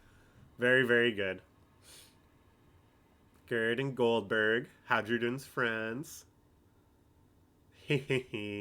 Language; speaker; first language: English; native; English